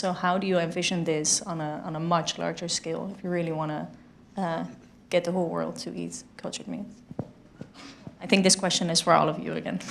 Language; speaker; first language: English; non-native, fluent; Dutch